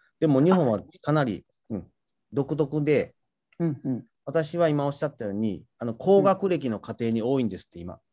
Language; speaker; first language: Japanese; native; Japanese